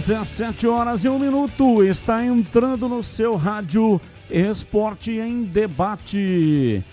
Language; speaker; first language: Portuguese; native; Portuguese